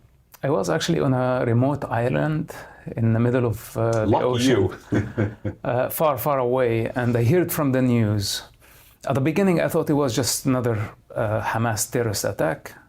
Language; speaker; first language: English; non-native, fluent; Arabic